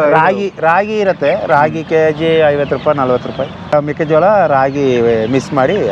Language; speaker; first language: Kannada; non-native, local second language; Tamil